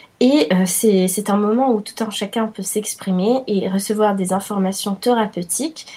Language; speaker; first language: French; non-native, fluent; Italian